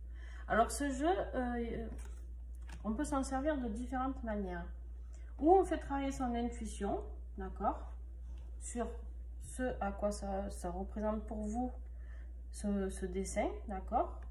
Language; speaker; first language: French; native; French